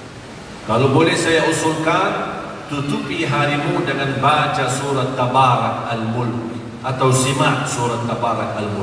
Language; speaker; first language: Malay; non-native, fluent; Arabic